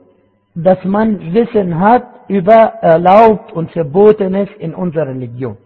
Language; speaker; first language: German; non-native, fluent; Arabic